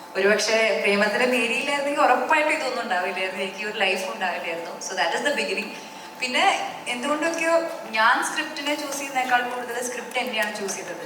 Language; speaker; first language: Malayalam; native; Malayalam